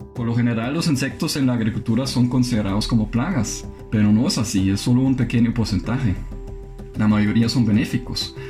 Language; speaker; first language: Spanish; non-native, fluent; German